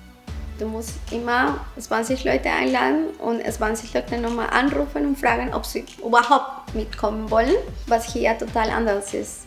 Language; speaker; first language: German; non-native, fluent; Spanish